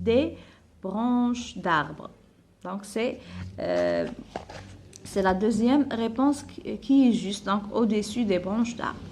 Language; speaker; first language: French; non-native, local second language; Arabic